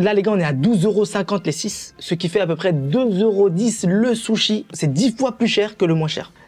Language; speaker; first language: French; native; French